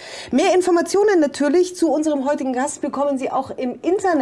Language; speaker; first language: German; native; German